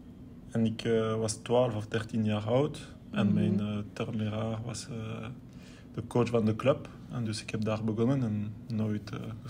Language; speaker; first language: Dutch; non-native, local second language; French